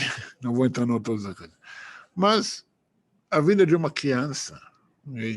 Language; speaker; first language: Portuguese; non-native, fluent; Hebrew